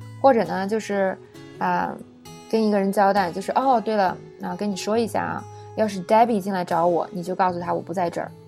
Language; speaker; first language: Chinese; native; Chinese